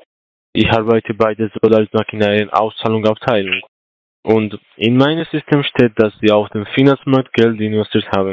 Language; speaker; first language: German; non-native, learner; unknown